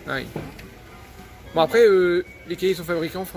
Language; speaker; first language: French; native; French